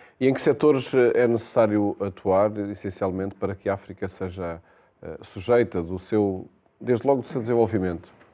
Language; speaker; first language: Portuguese; native; Portuguese